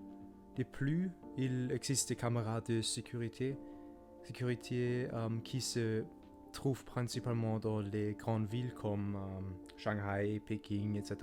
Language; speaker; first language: French; non-native, learner; German